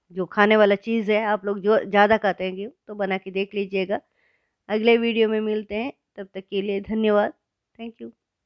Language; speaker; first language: Hindi; non-native, local second language; Kannada